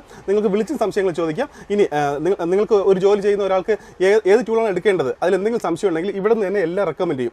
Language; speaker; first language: Malayalam; native; Malayalam